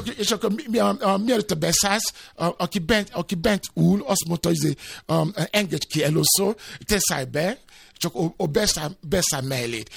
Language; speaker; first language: Hungarian; non-native, fluent; Yoruba